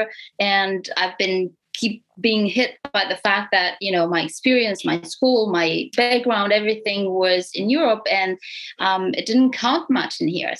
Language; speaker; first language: English; non-native, fluent; Romanian